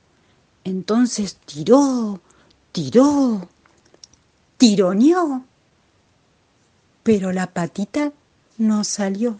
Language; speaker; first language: Spanish; native; Spanish